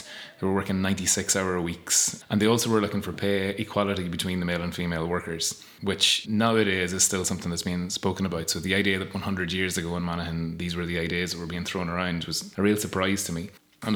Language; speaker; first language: English; native; English